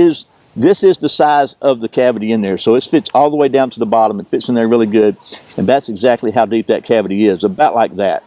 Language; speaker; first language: English; native; English